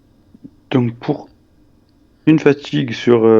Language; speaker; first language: French; native; French